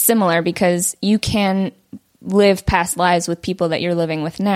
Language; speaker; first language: English; early bilingual, other home language; Vietnamese